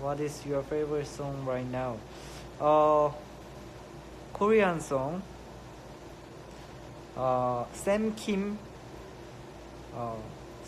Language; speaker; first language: English; non-native, learner; Korean